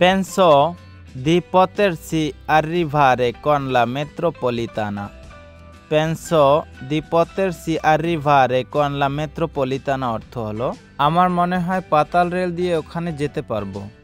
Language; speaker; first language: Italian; non-native, learner; Bangla